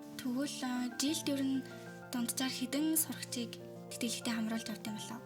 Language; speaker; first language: Mongolian; native; Mongolian